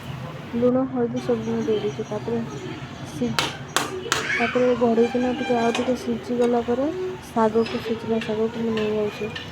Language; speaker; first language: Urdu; non-native, local second language; Odia